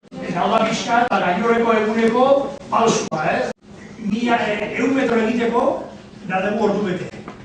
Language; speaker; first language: Basque; native; Basque